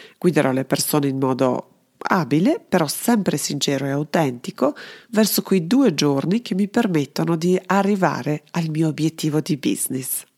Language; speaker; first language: Italian; non-native, fluent; Serbian